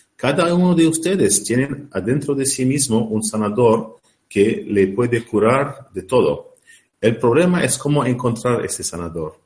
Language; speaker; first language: Spanish; non-native, fluent; Arabic